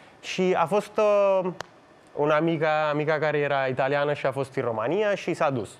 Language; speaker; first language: Romanian; non-native, fluent; Italian